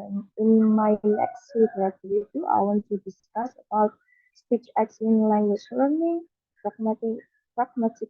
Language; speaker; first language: English; non-native, learner; Indonesian